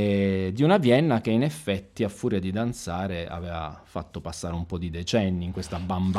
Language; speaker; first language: Italian; native; Italian